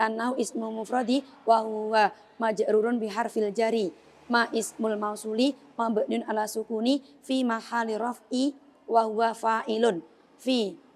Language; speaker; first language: Arabic; non-native, learner; Indonesian